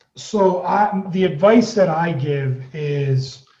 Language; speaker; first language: English; native; English